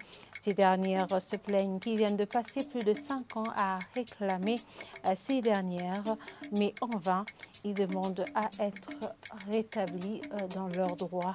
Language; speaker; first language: French; non-native, local second language; Rundi